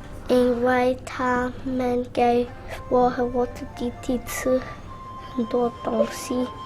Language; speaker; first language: Chinese; non-native, learner; English